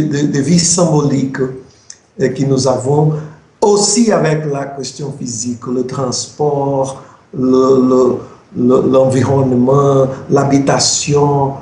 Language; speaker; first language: French; non-native, fluent; Portuguese